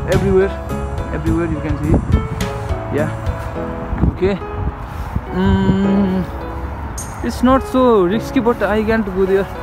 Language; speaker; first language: English; non-native, learner; Nepali